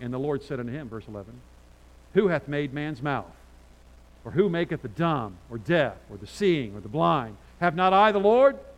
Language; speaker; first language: English; native; English